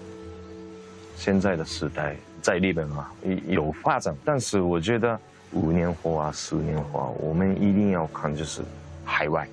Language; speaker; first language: Chinese; non-native, fluent; Japanese